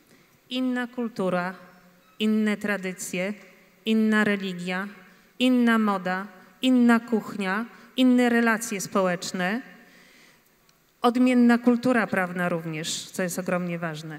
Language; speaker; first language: Polish; native; Polish